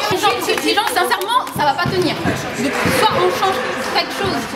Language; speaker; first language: French; native; French